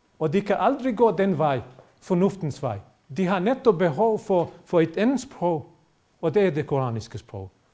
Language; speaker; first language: Danish; non-native, fluent; Bosnian